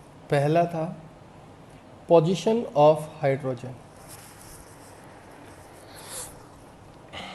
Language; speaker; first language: Hindi; native; Hindi